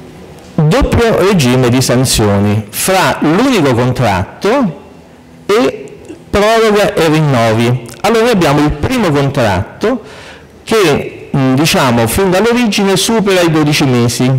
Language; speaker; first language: Italian; native; Italian